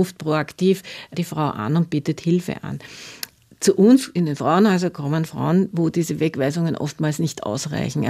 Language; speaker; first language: German; native; German